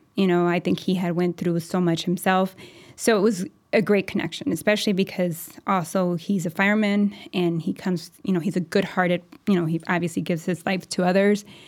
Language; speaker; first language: English; early bilingual, other home language; Spanish